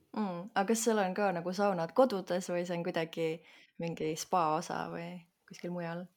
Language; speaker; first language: Estonian; native; Estonian